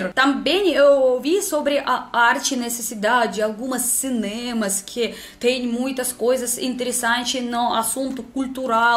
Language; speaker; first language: Portuguese; non-native, learner; Russian